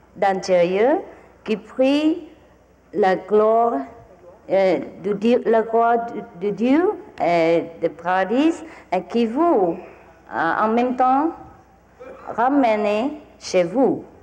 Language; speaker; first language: French; non-native, fluent; Vietnamese